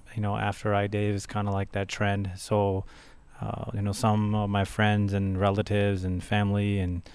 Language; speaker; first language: English; early bilingual, other home language; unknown